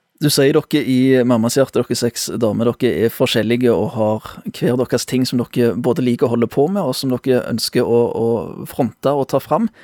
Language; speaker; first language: Norwegian; native; Norwegian